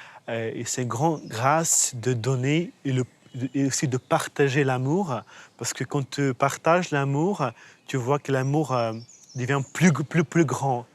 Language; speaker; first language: French; non-native, fluent; Ukrainian